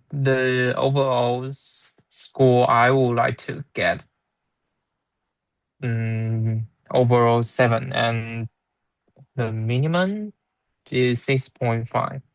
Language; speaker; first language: English; non-native, learner; Chinese